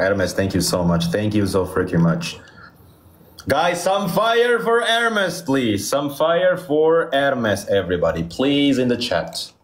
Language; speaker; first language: English; non-native, fluent; Indonesian